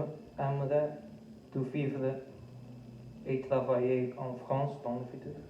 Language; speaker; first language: French; non-native, fluent; Dutch